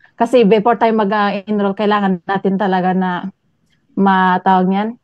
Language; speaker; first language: Filipino; non-native, local second language; Cebuano